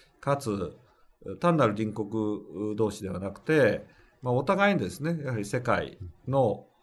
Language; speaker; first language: Japanese; native; Japanese